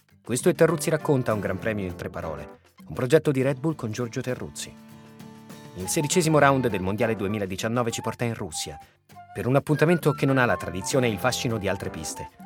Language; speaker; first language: Italian; native; Italian